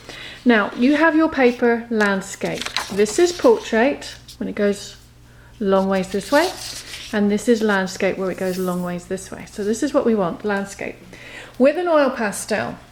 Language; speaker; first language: English; native; English